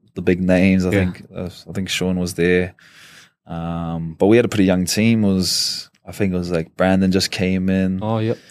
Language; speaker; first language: English; native; English